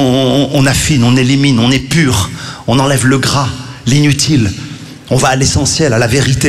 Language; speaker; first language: French; native; French